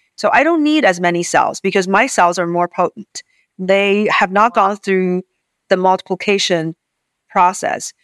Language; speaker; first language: English; non-native, fluent; Chinese